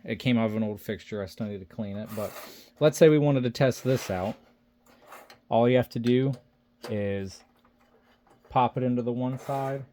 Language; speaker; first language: English; native; English